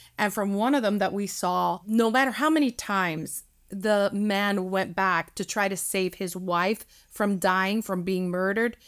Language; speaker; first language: English; early bilingual, other home language; Spanish